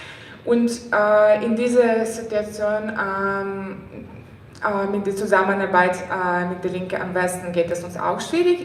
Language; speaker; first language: German; non-native, fluent; Ukrainian